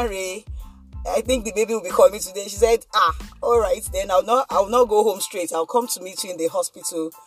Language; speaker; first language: English; non-native, local second language; Yoruba